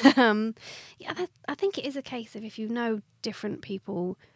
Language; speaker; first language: English; native; English